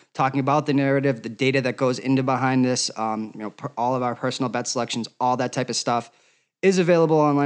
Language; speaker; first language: English; native; English